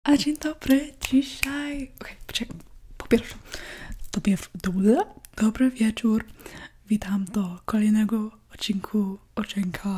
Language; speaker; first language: Polish; early bilingual, heritage; English